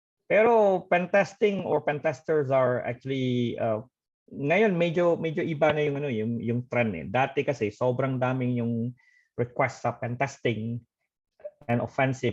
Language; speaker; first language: Filipino; non-native, fluent; Indonesian